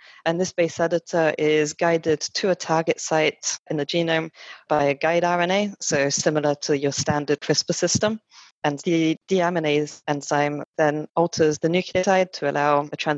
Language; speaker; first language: English; non-native, fluent; French